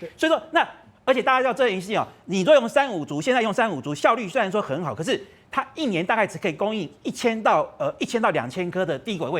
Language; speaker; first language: Chinese; native; Chinese